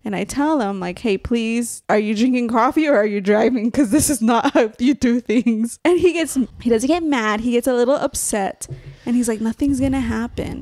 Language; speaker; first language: English; early bilingual, other home language; Spanish